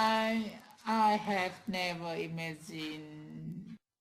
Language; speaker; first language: English; non-native, learner; Vietnamese